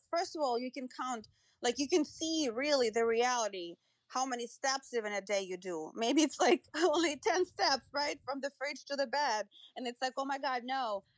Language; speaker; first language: English; non-native, fluent; Russian